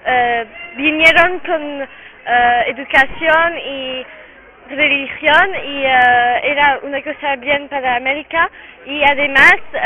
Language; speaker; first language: Spanish; non-native, learner; French